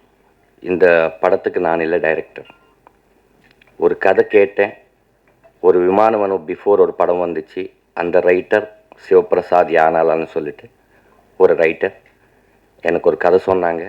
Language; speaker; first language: Tamil; non-native, learner; Telugu